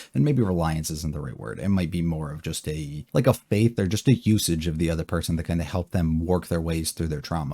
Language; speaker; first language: English; native; English